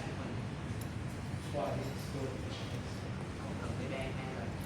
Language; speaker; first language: Vietnamese; native; Vietnamese